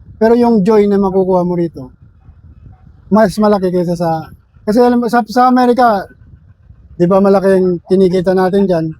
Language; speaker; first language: Filipino; non-native, local second language; Bikol